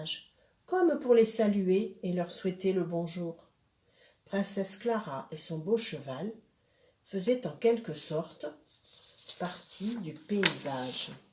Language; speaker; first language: French; native; French